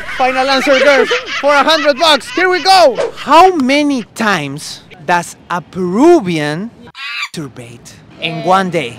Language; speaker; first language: English; non-native, fluent; Spanish